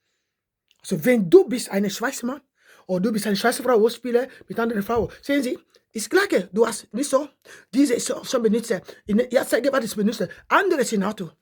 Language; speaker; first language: German; non-native, learner; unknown